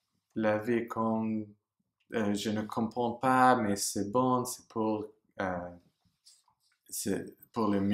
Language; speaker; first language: French; non-native, learner; English